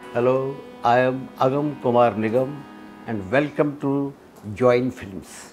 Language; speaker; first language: Hindi; native; Hindi